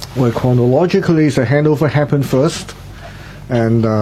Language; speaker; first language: English; non-native, local second language; Cantonese